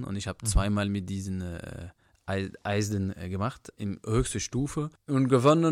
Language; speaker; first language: German; non-native, fluent; French